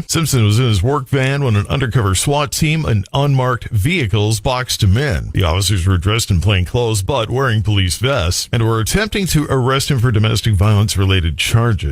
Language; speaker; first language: English; native; English